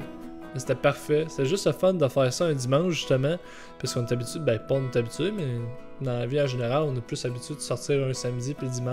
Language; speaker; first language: French; native; French